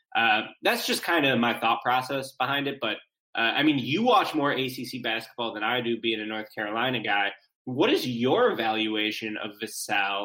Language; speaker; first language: English; native; English